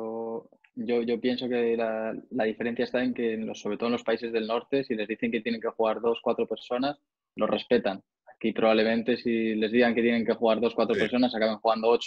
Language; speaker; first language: Spanish; native; Spanish